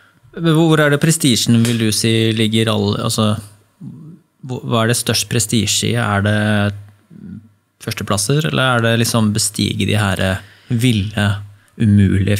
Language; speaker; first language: Norwegian; native; Norwegian